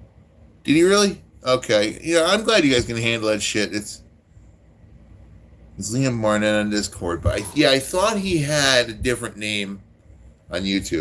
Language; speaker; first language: English; native; English